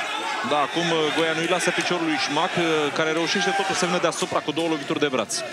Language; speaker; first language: Romanian; native; Romanian